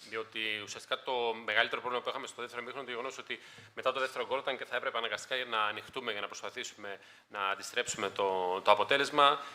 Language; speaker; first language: Greek; native; Greek